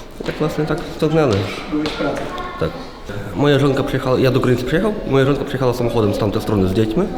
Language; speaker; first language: Polish; non-native, learner; Ukrainian